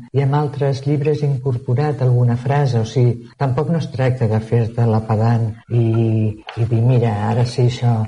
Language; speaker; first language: Catalan; native; Catalan